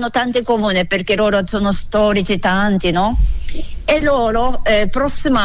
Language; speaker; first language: Italian; non-native, learner; Japanese